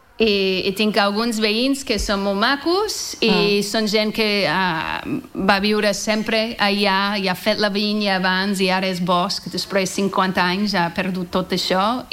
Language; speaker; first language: Catalan; non-native, learner; English